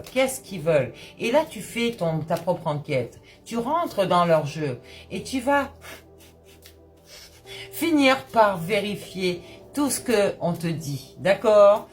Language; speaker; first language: French; native; French